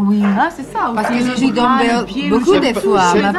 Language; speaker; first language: French; non-native, learner; Italian